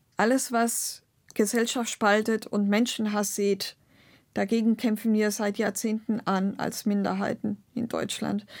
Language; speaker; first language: German; non-native, local second language; Romany